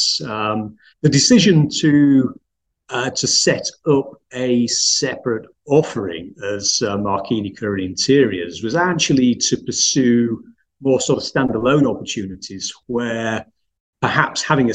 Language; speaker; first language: English; native; English